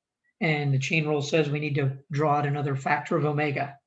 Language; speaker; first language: English; native; English